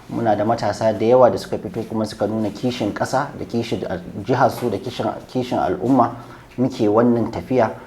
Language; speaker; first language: Hausa; native; Hausa